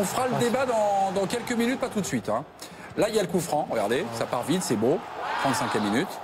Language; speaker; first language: French; native; French